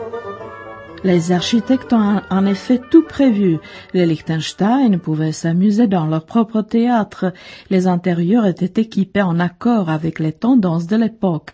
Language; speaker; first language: French; non-native, fluent; Czech